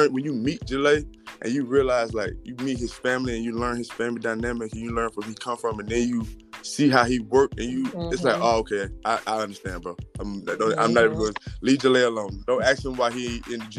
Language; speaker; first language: English; native; English